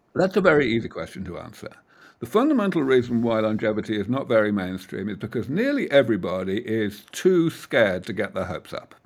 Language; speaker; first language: English; native; English